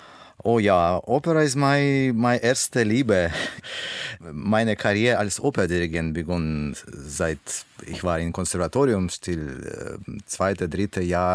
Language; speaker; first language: German; non-native, learner; Russian